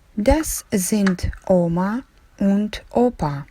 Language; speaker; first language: German; non-native, fluent; Russian